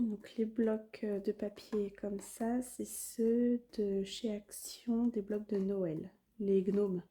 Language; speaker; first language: French; native; French